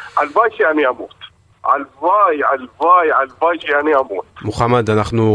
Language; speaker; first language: Hebrew; non-native, local second language; Arabic